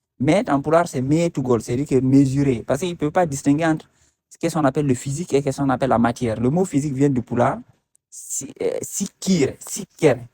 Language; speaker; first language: French; non-native, local second language; Fula